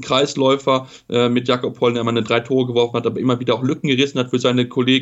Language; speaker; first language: German; native; German